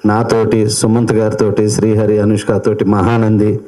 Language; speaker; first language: Telugu; native; Telugu